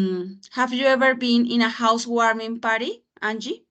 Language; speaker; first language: English; non-native, fluent; Spanish